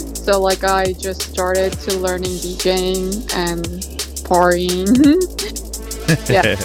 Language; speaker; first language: English; non-native, learner; Korean